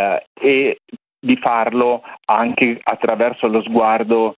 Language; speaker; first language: Italian; native; Italian